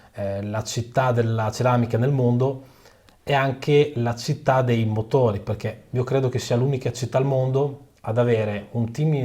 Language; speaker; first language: Italian; native; Italian